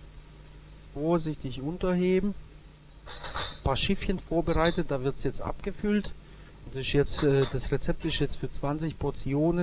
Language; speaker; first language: German; native; German